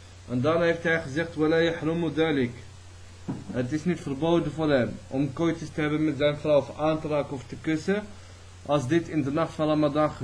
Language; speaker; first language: Dutch; early bilingual, other home language; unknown